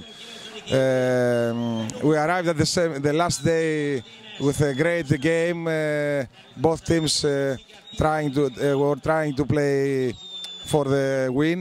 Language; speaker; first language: English; non-native, learner; Greek